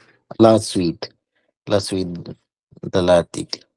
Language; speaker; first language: French; non-native, learner; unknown